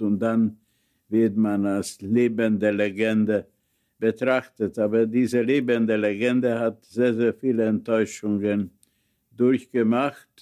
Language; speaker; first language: German; non-native, fluent; Hungarian